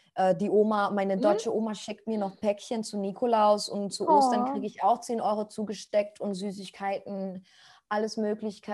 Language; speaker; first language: German; non-native, fluent; Spanish